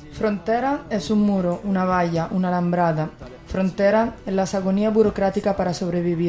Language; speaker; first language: Spanish; native; Spanish